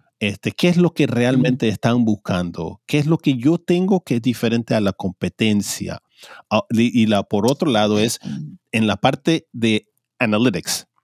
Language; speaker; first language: Spanish; early bilingual, heritage; Spanish